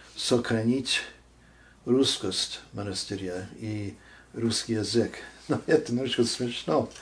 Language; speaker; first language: Russian; non-native, fluent; English